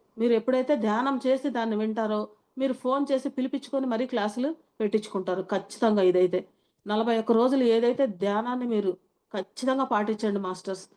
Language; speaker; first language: Telugu; native; Telugu